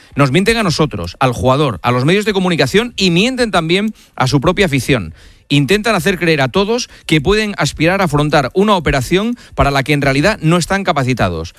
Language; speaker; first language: Spanish; native; Spanish